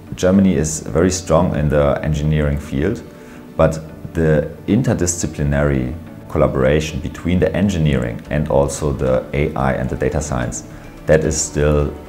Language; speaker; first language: English; non-native, fluent; German